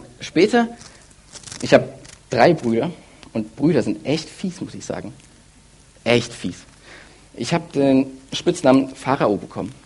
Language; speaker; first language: German; early bilingual, other home language; Russian